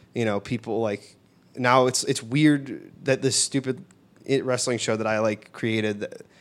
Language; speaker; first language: English; native; English